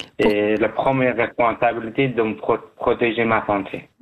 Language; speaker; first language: French; non-native, learner; Persian